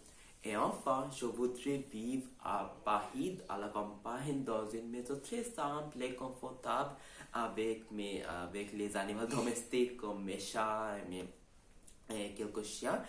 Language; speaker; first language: French; non-native, learner; Bangla